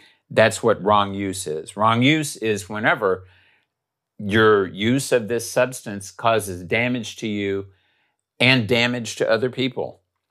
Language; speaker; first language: English; native; English